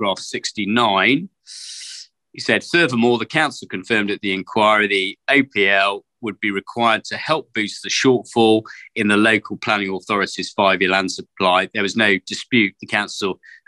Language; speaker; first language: English; native; English